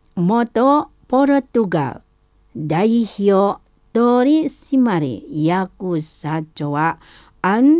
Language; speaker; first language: Japanese; non-native, learner; Indonesian